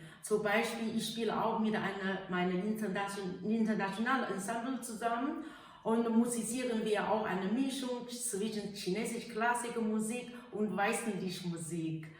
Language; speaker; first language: German; non-native, learner; Chinese